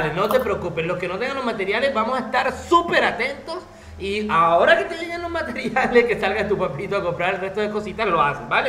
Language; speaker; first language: Spanish; native; Spanish